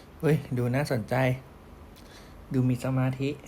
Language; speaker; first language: Thai; native; Thai